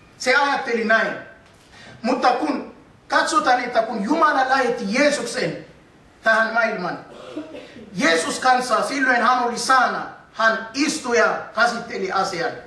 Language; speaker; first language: Finnish; non-native, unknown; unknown